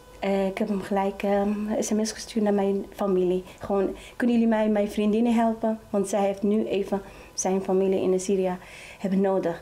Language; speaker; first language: Dutch; non-native, fluent; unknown